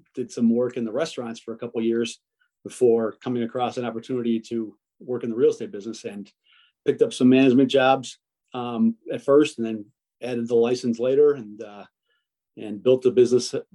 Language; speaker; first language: English; early bilingual, other home language; Italian